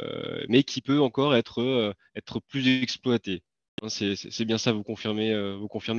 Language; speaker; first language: French; native; French